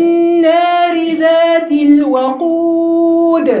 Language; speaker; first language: Arabic; native; Arabic